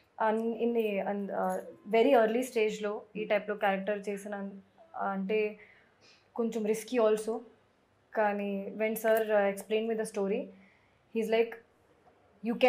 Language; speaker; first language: Telugu; non-native, fluent; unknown